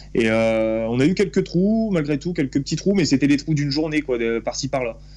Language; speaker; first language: French; native; French